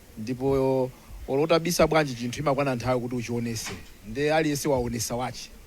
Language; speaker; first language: Nyanja; non-native, local second language; Tumbuka